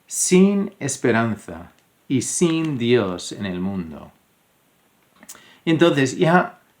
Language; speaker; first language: Spanish; non-native, fluent; English